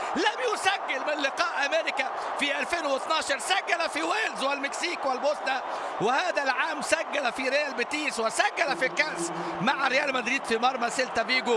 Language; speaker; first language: Arabic; native; Arabic